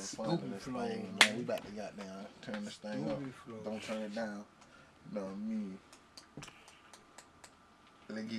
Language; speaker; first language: English; native; English